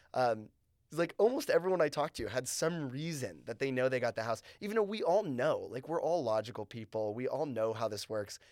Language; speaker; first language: English; native; English